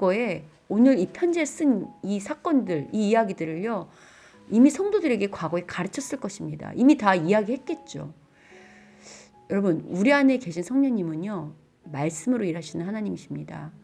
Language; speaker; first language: Korean; native; Korean